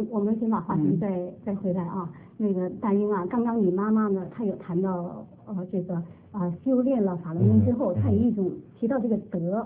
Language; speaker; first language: Chinese; native; Chinese